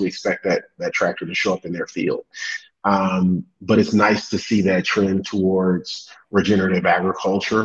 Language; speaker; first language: English; native; English